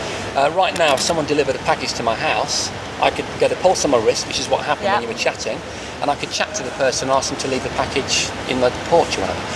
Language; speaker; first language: English; native; English